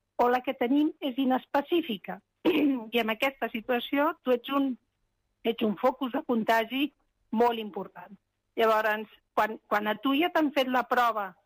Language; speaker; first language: Catalan; non-native, local second language; Spanish